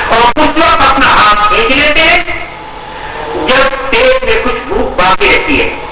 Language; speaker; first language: Urdu; non-native, local second language; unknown